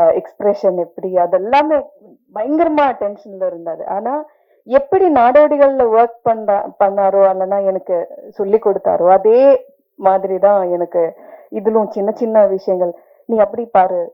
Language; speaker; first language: Tamil; non-native, learner; Malayalam